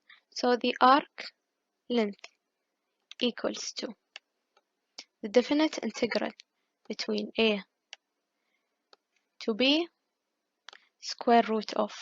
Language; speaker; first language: English; non-native, fluent; Arabic